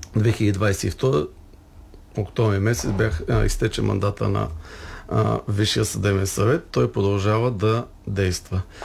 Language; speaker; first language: Bulgarian; native; Bulgarian